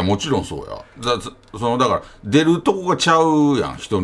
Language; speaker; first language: Japanese; native; Japanese